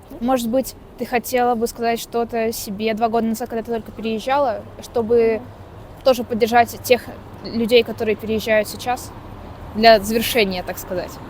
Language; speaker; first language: Russian; native; Russian